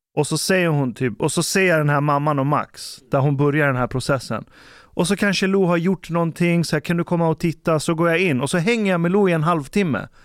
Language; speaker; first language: Swedish; early bilingual, other home language; Persian